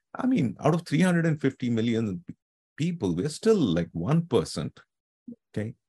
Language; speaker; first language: English; non-native, local second language; Telugu